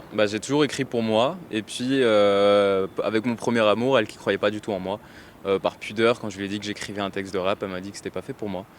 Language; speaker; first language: French; native; French